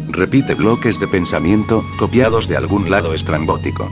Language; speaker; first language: Spanish; native; Spanish